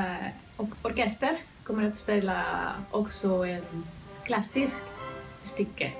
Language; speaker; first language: Swedish; non-native, fluent; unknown